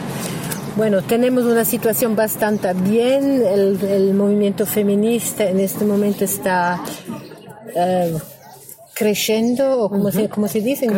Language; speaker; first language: Spanish; non-native, learner; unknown